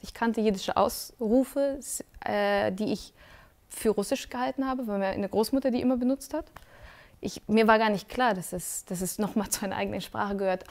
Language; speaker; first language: German; early bilingual, other home language; Russian